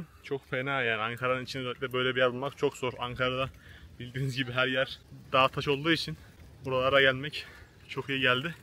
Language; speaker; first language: Turkish; native; Turkish